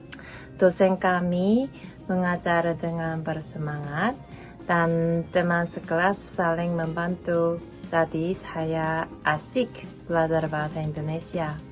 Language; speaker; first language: Indonesian; non-native, learner; Korean